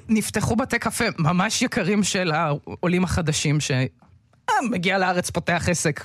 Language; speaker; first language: Hebrew; early bilingual, other home language; Russian